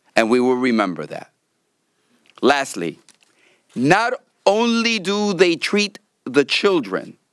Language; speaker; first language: English; early bilingual, other home language; Spanish